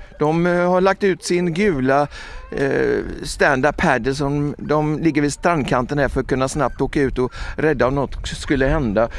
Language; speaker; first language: Swedish; native; Swedish